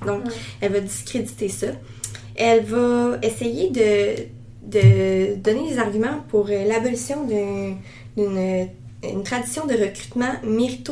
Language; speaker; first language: French; native; French